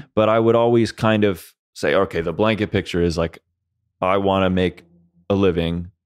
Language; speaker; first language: English; early bilingual, other home language; Swedish